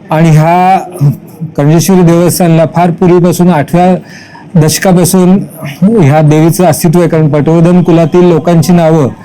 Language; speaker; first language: Marathi; native; Marathi